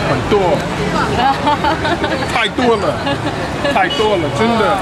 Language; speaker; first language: Chinese; non-native, learner; English